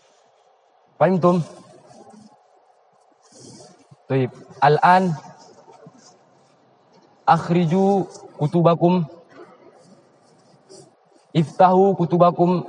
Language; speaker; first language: Arabic; non-native, learner; Indonesian